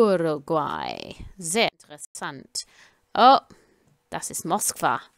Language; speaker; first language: German; non-native, fluent; English